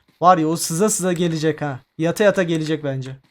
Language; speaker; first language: Turkish; native; Turkish